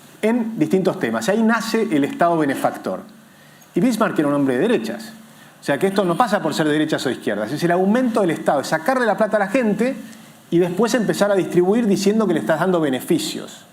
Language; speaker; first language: Spanish; native; Spanish